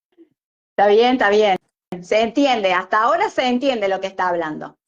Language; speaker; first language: Spanish; native; Spanish